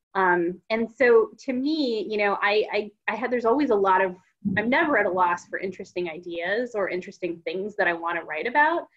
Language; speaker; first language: English; native; English